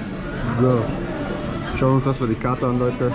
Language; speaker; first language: German; native; German